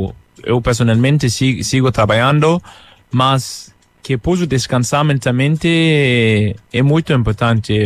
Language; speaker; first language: Portuguese; non-native, fluent; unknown